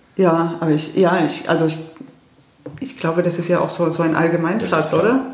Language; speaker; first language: German; early bilingual, heritage; German